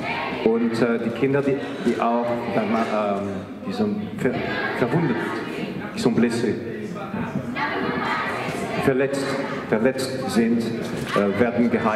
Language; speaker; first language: German; non-native, fluent; French